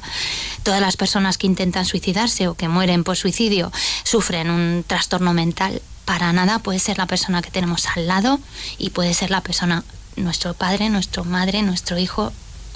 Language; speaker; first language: Spanish; native; Spanish